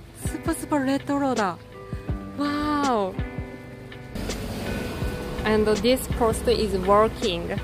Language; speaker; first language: English; non-native, learner; Japanese